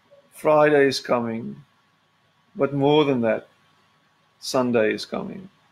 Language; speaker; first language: English; non-native, local second language; Afrikaans